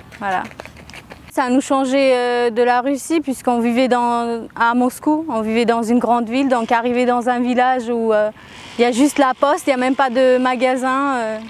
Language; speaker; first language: French; early bilingual, other home language; Armenian